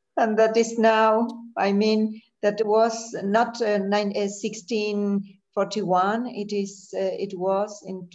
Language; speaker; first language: English; non-native, learner; Spanish